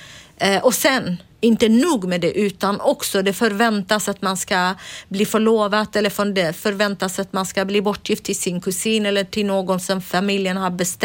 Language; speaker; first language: Swedish; non-native, fluent; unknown